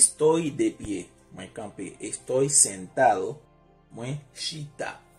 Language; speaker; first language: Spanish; non-native, fluent; Haitian Creole